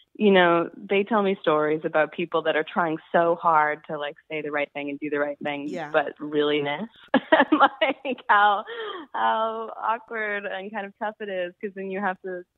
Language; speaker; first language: English; native; English